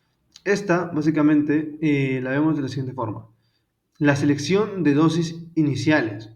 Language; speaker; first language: Spanish; native; Spanish